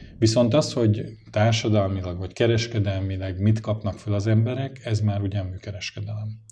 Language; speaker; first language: Hungarian; native; Hungarian